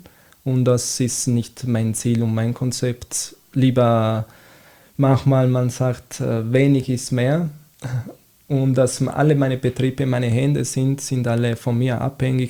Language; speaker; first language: German; non-native, fluent; Italian